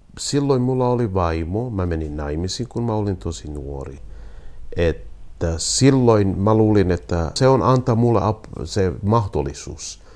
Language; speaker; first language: Finnish; non-native, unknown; Kurdish